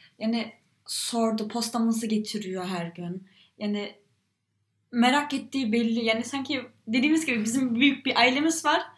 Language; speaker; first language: Turkish; early bilingual, heritage; Turkish